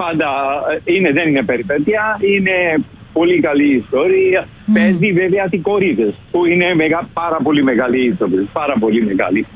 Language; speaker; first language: Greek; non-native, learner; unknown